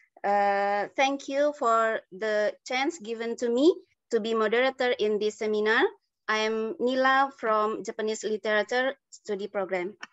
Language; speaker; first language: English; non-native, learner; Indonesian